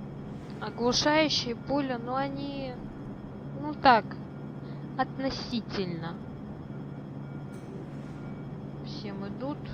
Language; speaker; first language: Russian; native; Russian